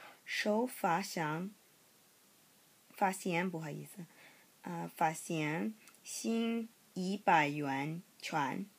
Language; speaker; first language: Chinese; non-native, learner; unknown